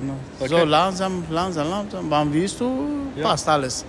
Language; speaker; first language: German; non-native, learner; Romanian